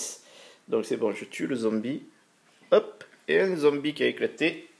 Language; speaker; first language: French; native; French